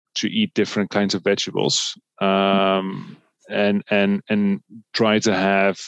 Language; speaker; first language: English; non-native, fluent; Dutch